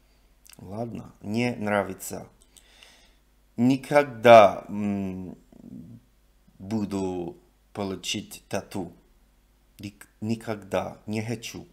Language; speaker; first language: Russian; non-native, learner; English